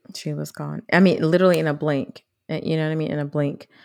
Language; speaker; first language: English; native; English